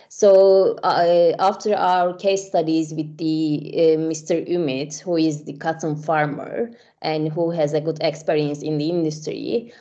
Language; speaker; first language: English; non-native, fluent; Turkish